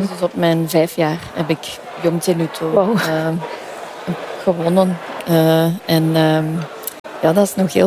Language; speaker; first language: Dutch; native; Dutch